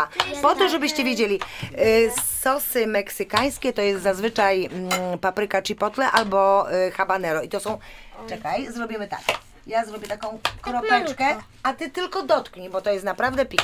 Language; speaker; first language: Polish; native; Polish